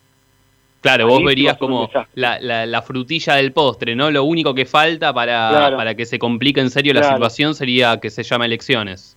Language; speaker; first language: Spanish; native; Spanish